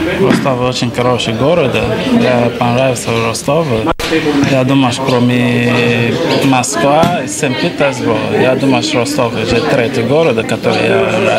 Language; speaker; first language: Russian; non-native, learner; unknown